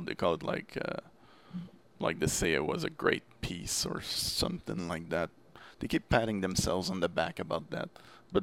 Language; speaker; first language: English; non-native, fluent; French